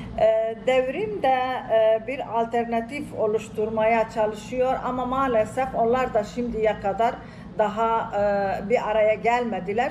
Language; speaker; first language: Turkish; non-native, fluent; Arabic